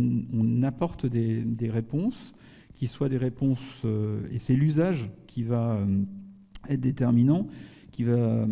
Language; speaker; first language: French; native; French